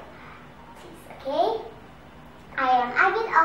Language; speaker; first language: English; non-native, learner; Indonesian